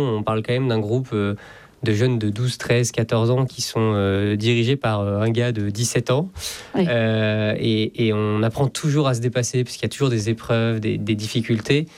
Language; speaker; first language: French; native; French